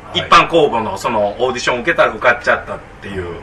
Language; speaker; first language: Japanese; native; Japanese